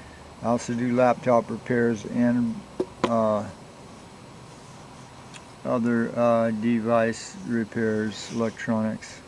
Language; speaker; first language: English; native; English